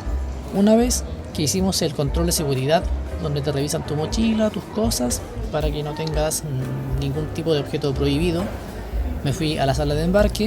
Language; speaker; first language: Spanish; native; Spanish